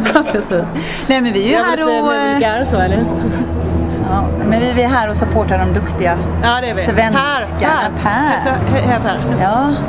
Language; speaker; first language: Swedish; native; Swedish